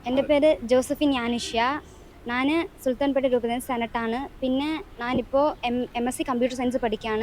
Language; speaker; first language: Malayalam; non-native, local second language; Tamil